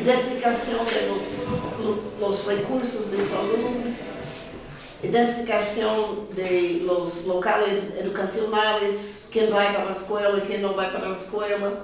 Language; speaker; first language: Spanish; non-native, fluent; Portuguese